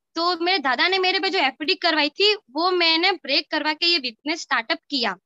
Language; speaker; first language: Hindi; non-native, local second language; Gujarati